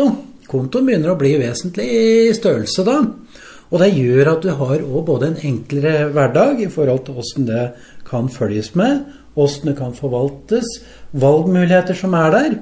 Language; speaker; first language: Norwegian; native; Norwegian